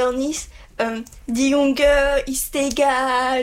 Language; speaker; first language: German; non-native, learner; French